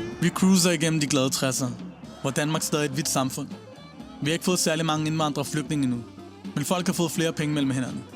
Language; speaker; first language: Danish; early bilingual, other home language; Persian